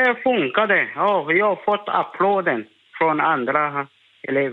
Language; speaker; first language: Swedish; non-native, learner; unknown